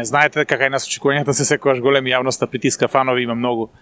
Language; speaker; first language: Macedonian; native; Macedonian